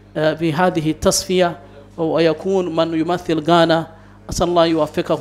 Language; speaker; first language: Arabic; non-native, fluent; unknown